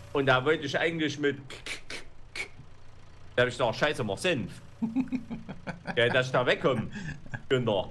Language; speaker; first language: German; native; German